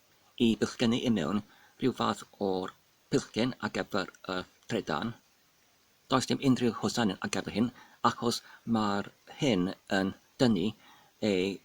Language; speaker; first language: Welsh; non-native, fluent; English